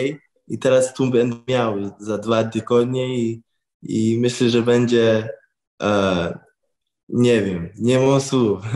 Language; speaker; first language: Polish; early bilingual, heritage; English